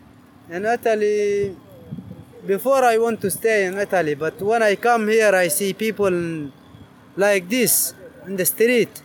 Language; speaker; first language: English; non-native, learner; Arabic